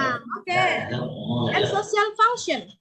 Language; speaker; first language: English; non-native, learner; Indonesian